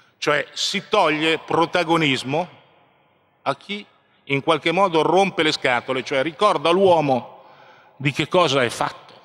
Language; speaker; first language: Italian; native; Italian